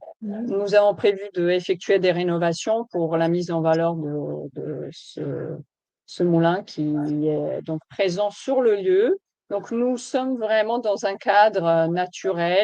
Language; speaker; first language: French; native; French